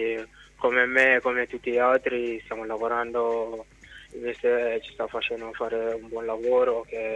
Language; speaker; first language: Italian; non-native, fluent; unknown